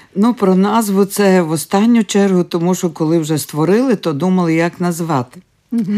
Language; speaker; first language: Ukrainian; early bilingual, other home language; Latvian